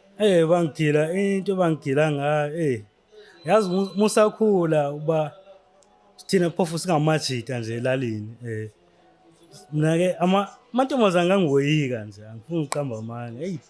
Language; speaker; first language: Zulu; non-native, local second language; Xhosa